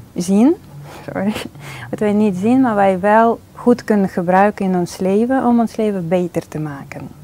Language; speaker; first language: Dutch; non-native, fluent; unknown